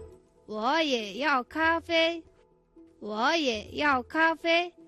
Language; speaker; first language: Chinese; non-native, fluent; Mongolian